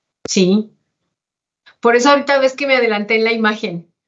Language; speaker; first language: Spanish; native; Spanish